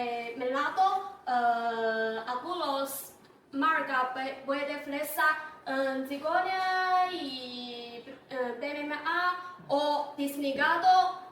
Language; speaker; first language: Spanish; non-native, learner; Chinese